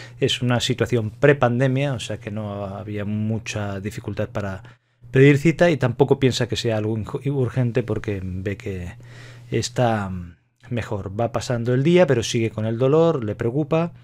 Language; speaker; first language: Spanish; native; Spanish